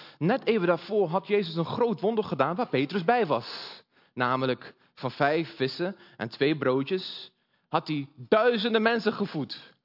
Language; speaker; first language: Dutch; early bilingual, other home language; Portuguese